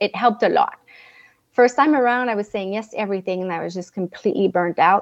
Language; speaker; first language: English; non-native, fluent; French